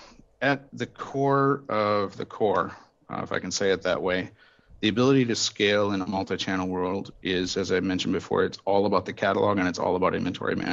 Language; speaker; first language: English; native; English